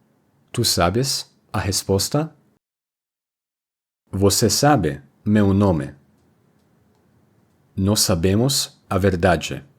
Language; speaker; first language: Portuguese; non-native, learner; English